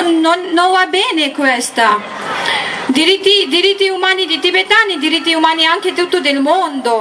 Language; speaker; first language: Italian; non-native, learner; Tibetan